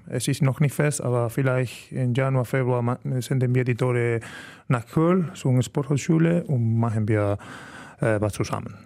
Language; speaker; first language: German; non-native, learner; Spanish